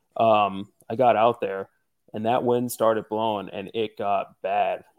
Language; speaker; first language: English; native; English